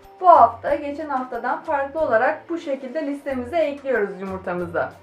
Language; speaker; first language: Turkish; native; Turkish